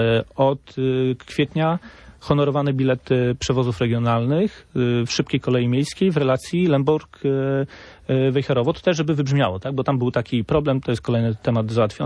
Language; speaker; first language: Polish; native; Polish